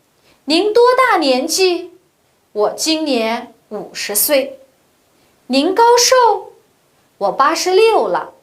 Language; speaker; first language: Chinese; non-native, local second language; Uyghur